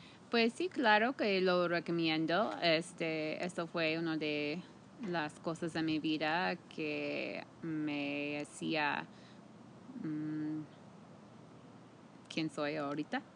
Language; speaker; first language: Spanish; non-native, fluent; English